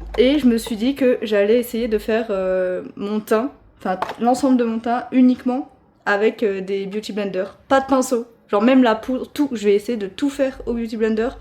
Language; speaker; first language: French; native; French